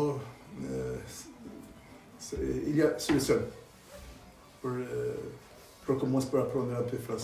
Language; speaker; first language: French; non-native, learner; Albanian